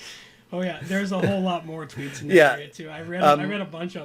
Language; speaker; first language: English; native; English